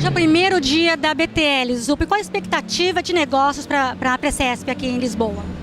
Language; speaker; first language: Portuguese; native; Portuguese